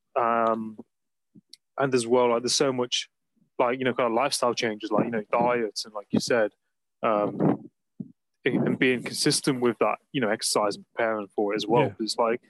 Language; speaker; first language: English; native; English